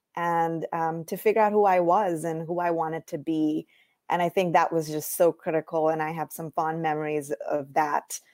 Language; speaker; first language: English; non-native, local second language; Tamil